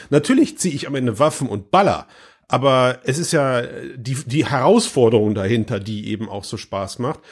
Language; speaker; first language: German; native; German